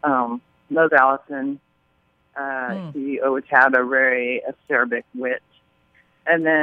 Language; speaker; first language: English; native; English